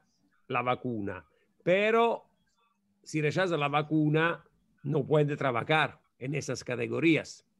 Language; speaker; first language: Spanish; non-native, fluent; Italian